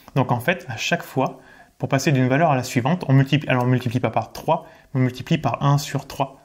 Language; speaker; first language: French; native; French